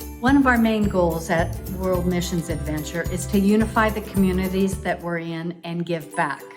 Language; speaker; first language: English; native; English